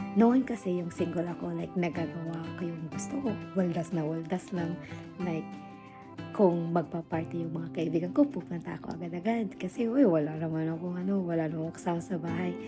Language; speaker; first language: Filipino; non-native, local second language; Cebuano